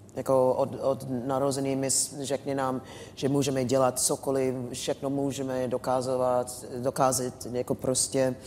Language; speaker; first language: Czech; non-native, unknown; English